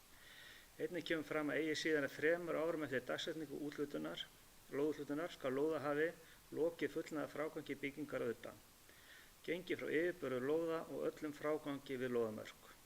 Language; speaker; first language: Icelandic; native; Icelandic